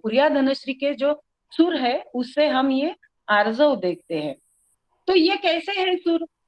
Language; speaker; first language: Hindi; non-native, local second language; Marathi